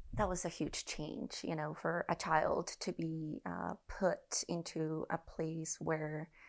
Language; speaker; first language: English; early bilingual, other home language; Spanish